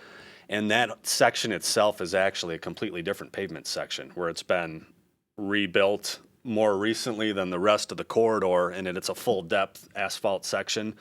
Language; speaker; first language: English; native; English